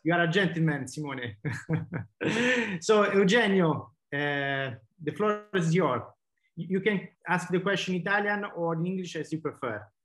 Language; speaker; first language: English; non-native, fluent; Italian